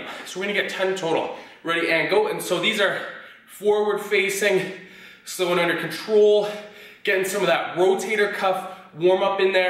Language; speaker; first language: English; native; English